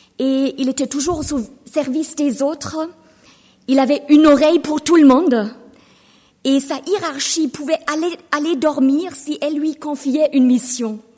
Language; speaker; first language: French; non-native, fluent; German